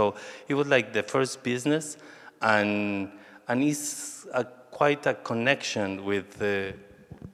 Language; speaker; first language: English; non-native, fluent; Spanish